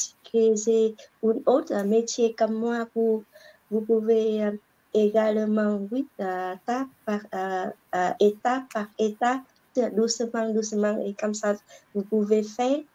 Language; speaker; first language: French; non-native, learner; Vietnamese